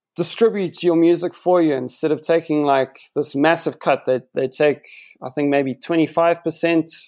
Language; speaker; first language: English; native; English